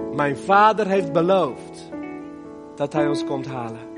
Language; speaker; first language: Dutch; early bilingual, other home language; Armenian